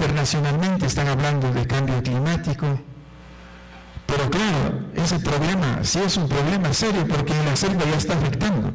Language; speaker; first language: Spanish; non-native, local second language; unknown